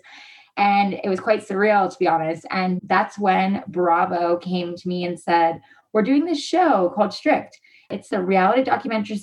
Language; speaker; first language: English; native; English